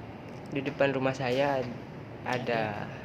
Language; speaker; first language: Indonesian; non-native, learner; Malay